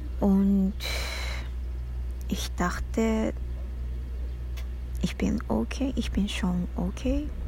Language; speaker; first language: German; non-native, learner; Japanese